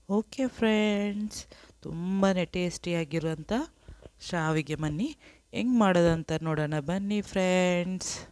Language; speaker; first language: Kannada; non-native, local second language; Urdu